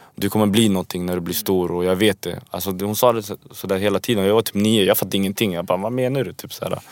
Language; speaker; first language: Swedish; early bilingual, other home language; Spanish